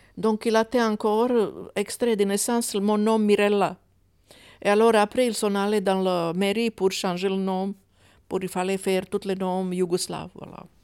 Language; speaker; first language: French; non-native, fluent; Croatian